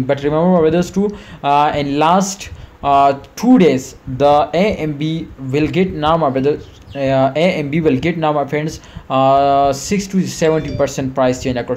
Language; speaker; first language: English; non-native, learner; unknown